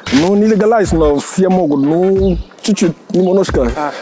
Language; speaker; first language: Russian; non-native, fluent; Jamaican Creole English